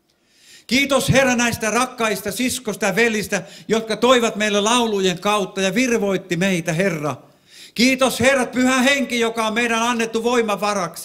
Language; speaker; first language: Finnish; non-native, fluent; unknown